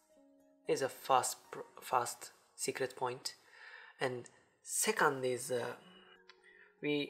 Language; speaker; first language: English; non-native, learner; Japanese